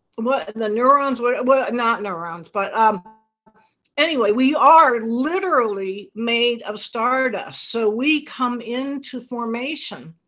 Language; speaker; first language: English; native; English